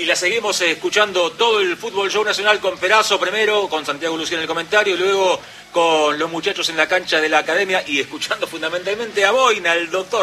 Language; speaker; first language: Spanish; native; Spanish